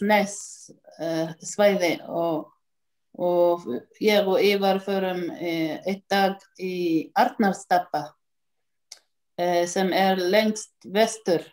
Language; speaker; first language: Icelandic; non-native, learner; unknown